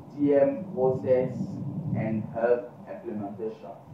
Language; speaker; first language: English; non-native, learner; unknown